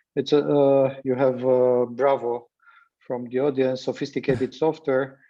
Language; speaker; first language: English; non-native, fluent; Romanian